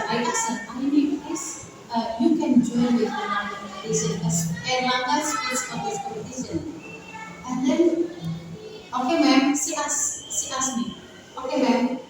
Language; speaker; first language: English; non-native, learner; Indonesian